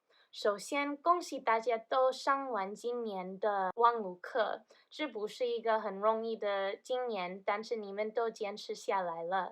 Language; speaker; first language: Chinese; non-native, fluent; English